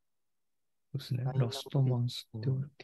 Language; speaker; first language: Japanese; native; Japanese